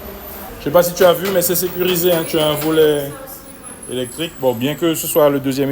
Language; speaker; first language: French; native; French